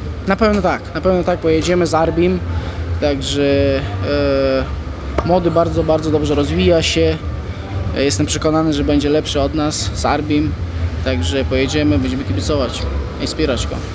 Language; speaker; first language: Polish; non-native, fluent; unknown